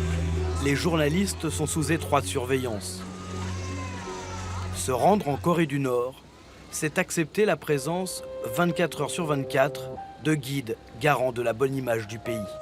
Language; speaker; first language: French; native; French